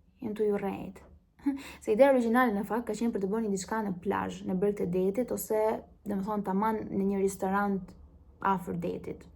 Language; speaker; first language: Albanian; early bilingual, heritage; Albanian